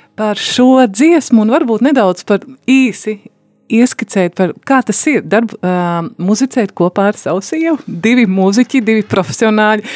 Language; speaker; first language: Latvian; native; Latvian